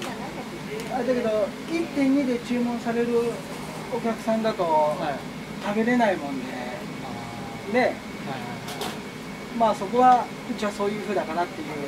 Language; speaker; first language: Japanese; native; Japanese